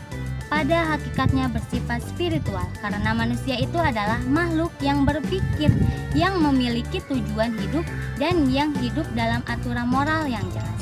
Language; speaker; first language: Indonesian; native; Indonesian